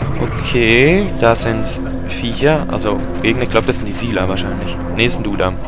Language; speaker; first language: German; native; German